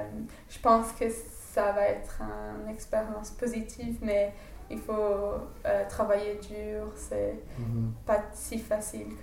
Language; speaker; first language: French; non-native, fluent; English